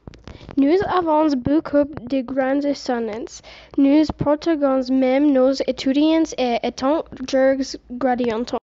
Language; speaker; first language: French; non-native, learner; English